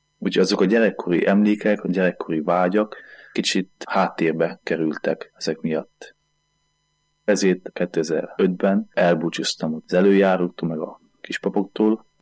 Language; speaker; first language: Hungarian; native; Hungarian